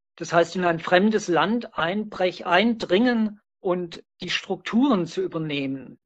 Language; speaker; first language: German; native; German